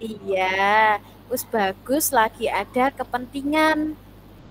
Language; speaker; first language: Indonesian; native; Indonesian